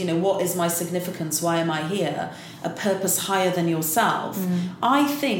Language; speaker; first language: English; native; English